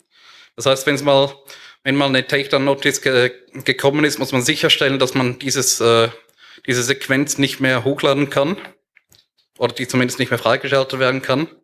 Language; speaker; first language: German; native; German